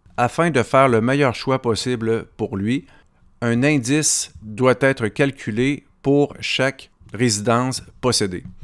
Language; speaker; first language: French; native; French